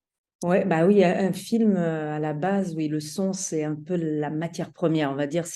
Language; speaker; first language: French; native; French